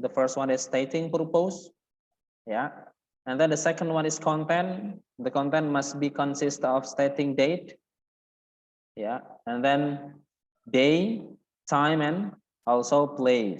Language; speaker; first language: English; non-native, fluent; Indonesian